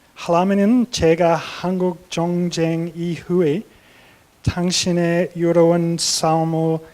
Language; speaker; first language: Korean; non-native, learner; English